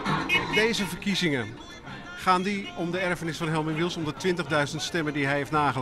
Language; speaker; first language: Dutch; native; Dutch